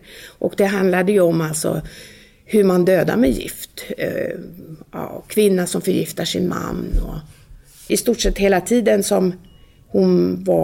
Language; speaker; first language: Swedish; native; Swedish